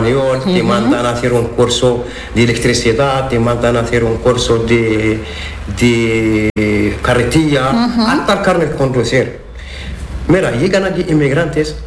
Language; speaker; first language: Spanish; non-native, learner; Arabic